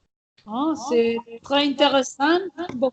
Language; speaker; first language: French; non-native, learner; Catalan